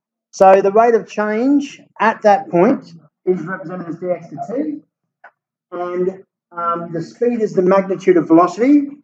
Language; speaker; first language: English; native; English